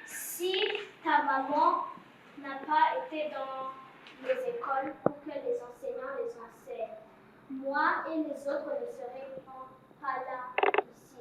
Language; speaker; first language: French; non-native, learner; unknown